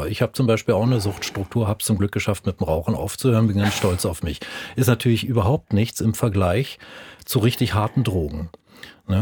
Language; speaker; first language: German; native; German